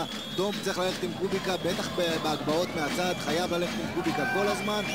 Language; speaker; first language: Hebrew; native; Hebrew